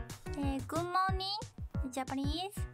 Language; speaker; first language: English; non-native, learner; Japanese